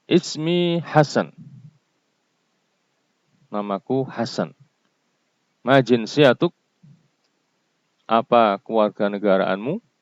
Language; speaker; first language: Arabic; non-native, fluent; Indonesian